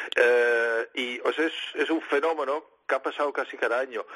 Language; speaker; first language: Spanish; non-native, fluent; Dutch